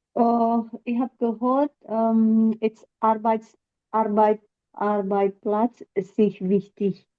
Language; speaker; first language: German; non-native, learner; Indonesian